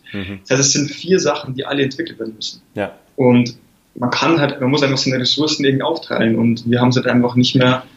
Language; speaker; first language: German; native; German